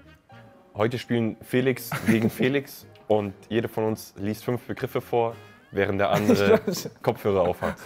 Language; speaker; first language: German; native; German